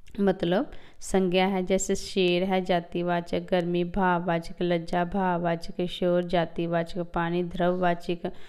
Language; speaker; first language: Hindi; non-native, local second language; Punjabi